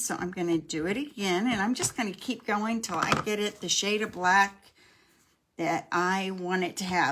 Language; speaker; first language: English; native; English